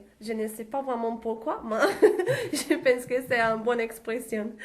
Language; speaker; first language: French; non-native, learner; Italian